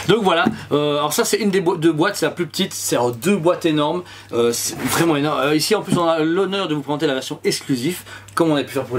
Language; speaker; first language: French; native; French